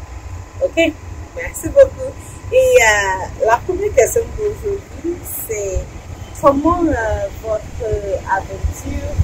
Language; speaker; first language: French; non-native, learner; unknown